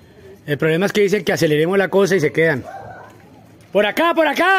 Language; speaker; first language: Spanish; native; Spanish